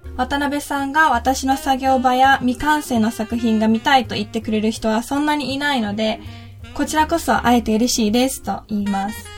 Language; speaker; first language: Japanese; native; Japanese